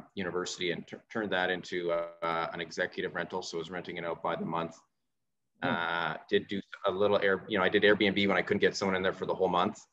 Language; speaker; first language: English; native; English